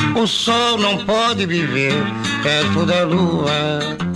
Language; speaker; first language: Portuguese; native; Portuguese